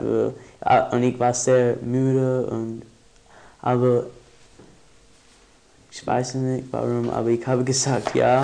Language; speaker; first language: German; non-native, learner; English